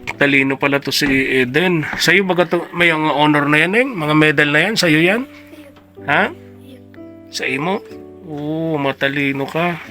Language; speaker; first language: Filipino; native; Filipino